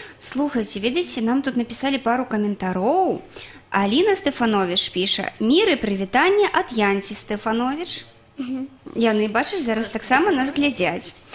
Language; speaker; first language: Belarusian; non-native, local second language; Russian